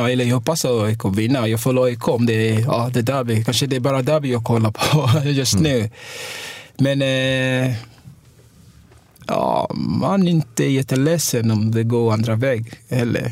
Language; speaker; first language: Swedish; non-native, fluent; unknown